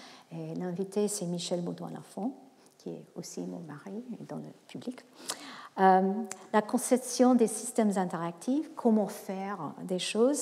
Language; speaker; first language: French; non-native, fluent; English